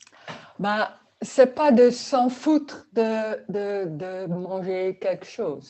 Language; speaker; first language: French; non-native, learner; Dutch